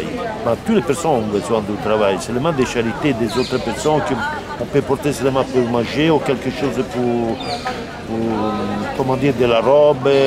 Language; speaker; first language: French; non-native, learner; Italian